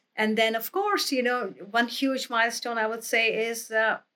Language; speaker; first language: English; non-native, local second language; Hindi